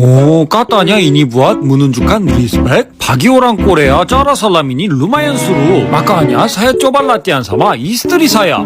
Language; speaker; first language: Indonesian; non-native, learner; Korean